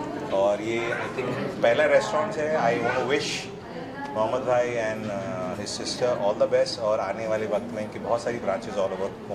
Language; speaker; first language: Hindi; native; Hindi